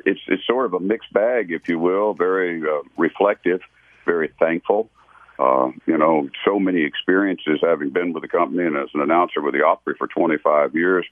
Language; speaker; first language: English; native; English